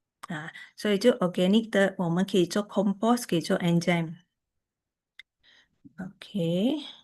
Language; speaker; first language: Chinese; early bilingual, heritage; Chinese